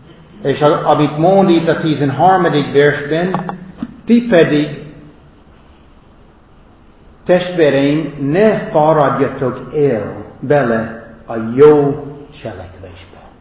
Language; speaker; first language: Hungarian; non-native, fluent; English